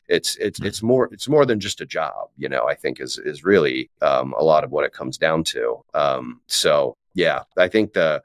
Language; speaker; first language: English; native; English